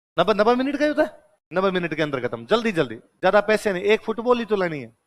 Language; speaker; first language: Hindi; native; Hindi